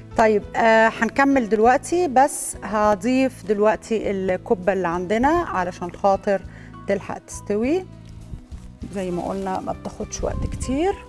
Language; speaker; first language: Arabic; native; Arabic